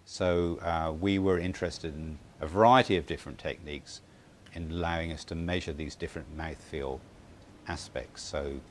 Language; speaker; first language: English; native; English